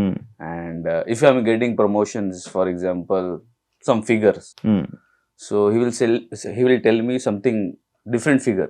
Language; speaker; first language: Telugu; non-native, local second language; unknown